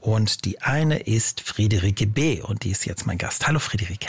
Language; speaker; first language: German; native; German